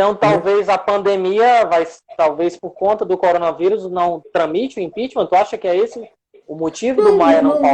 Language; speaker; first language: Portuguese; native; Portuguese